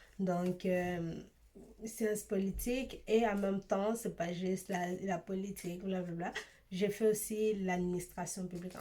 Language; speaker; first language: French; early bilingual, other home language; Swahili